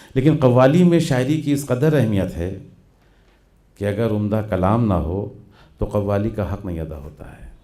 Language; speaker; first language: Urdu; native; Urdu